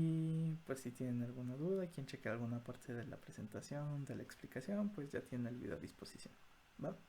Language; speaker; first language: Spanish; native; Spanish